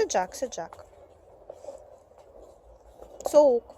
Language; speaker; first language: Turkish; non-native, learner; Russian